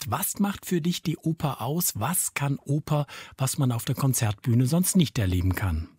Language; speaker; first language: German; native; German